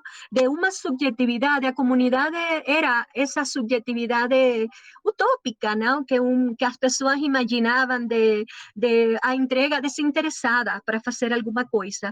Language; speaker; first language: Portuguese; non-native, learner; Spanish